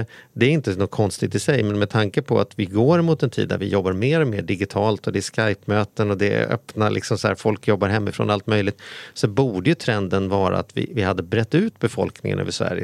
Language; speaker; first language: Swedish; native; Swedish